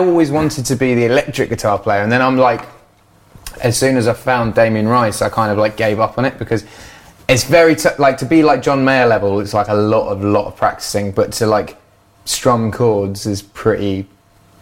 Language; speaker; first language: English; native; English